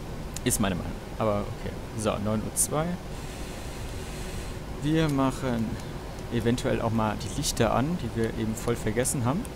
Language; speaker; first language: German; native; German